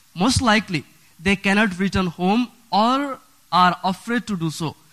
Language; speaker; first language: English; non-native, fluent; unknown